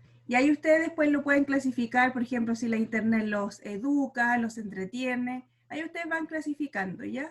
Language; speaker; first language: Spanish; native; Spanish